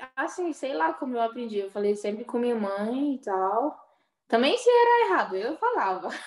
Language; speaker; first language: Portuguese; early bilingual, heritage; Portuguese